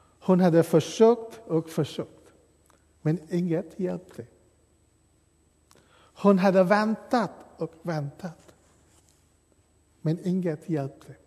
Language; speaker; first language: Swedish; non-native, fluent; English